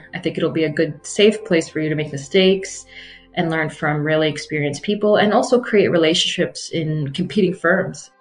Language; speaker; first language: English; non-native, fluent; Arabic